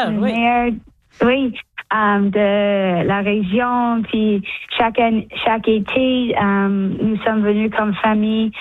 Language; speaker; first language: French; early bilingual, heritage; English